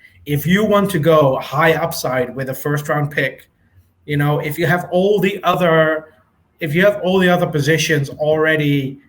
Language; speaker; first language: English; native; English